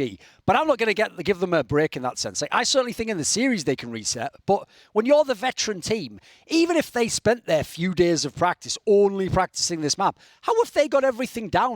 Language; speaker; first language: English; native; English